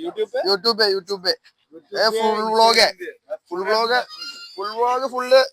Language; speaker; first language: Hindi; non-native, local second language; Malayalam